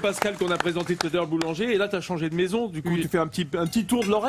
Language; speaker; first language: French; native; French